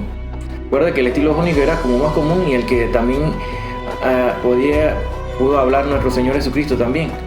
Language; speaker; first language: Spanish; native; Spanish